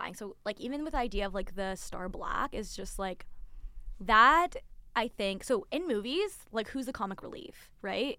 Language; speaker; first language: English; early bilingual, other home language; Tigrinya